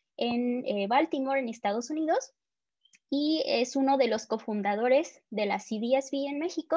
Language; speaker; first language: Spanish; native; Spanish